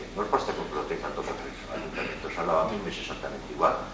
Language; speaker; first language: Spanish; native; Spanish